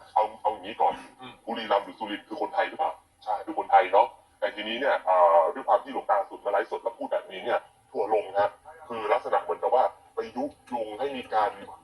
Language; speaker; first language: Thai; native; Thai